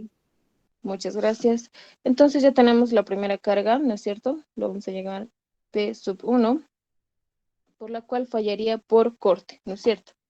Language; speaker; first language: Spanish; native; Spanish